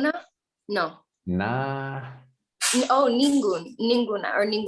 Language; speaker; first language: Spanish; non-native, learner; English